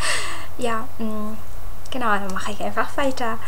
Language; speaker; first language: German; non-native, fluent; Mongolian